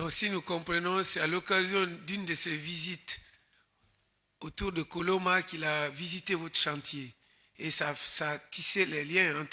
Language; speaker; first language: French; native; French